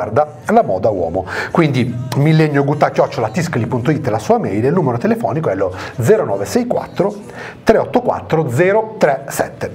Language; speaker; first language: Italian; native; Italian